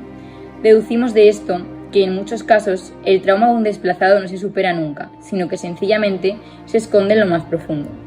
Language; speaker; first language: Spanish; native; Spanish